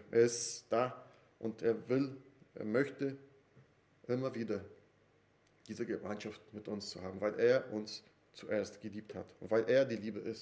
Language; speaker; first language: German; non-native, fluent; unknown